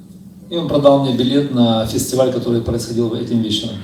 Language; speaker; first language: Russian; native; Russian